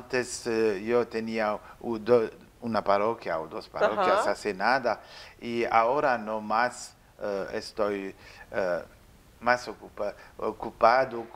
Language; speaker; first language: Spanish; non-native, learner; French